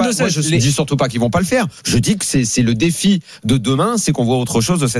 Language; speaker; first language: French; native; French